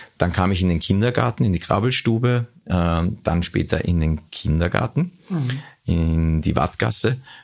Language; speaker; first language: German; native; German